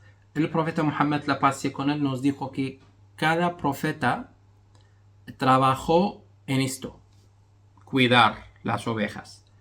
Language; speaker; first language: Spanish; non-native, fluent; Arabic